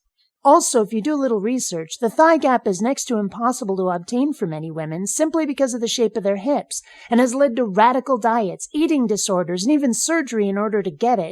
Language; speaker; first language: English; native; English